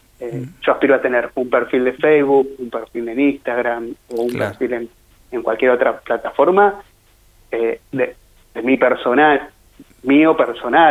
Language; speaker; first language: Spanish; native; Spanish